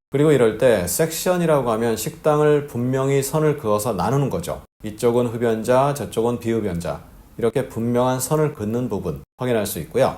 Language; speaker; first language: Korean; native; Korean